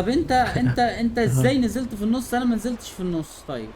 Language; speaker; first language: Arabic; native; Arabic